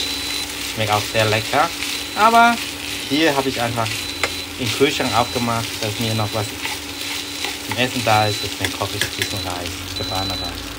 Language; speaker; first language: German; non-native, learner; Vietnamese